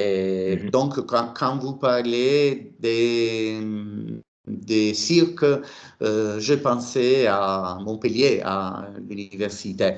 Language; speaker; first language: French; non-native, fluent; Italian